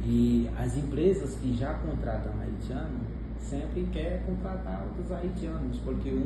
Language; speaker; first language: Portuguese; non-native, fluent; Haitian Creole